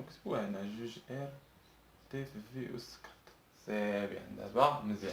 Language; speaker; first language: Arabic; native; Arabic